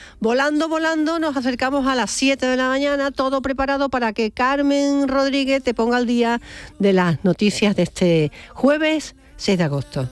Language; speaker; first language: Spanish; native; Spanish